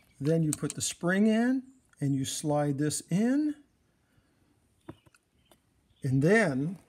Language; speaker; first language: English; native; English